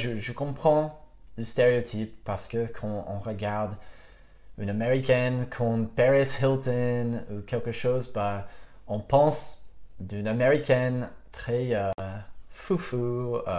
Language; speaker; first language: French; non-native, fluent; English